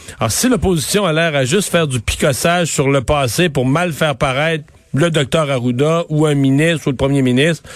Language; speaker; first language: French; native; French